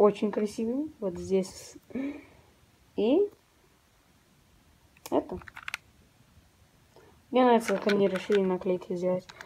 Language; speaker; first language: Russian; early bilingual, heritage; Russian